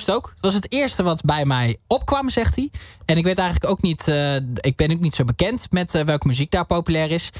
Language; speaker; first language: Dutch; native; Dutch